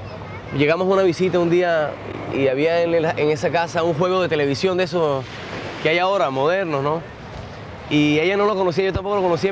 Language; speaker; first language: Spanish; native; Spanish